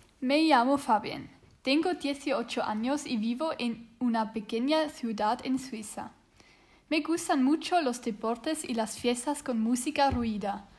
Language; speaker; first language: Spanish; non-native, learner; Swiss German